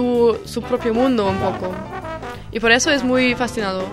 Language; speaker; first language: Spanish; non-native, learner; German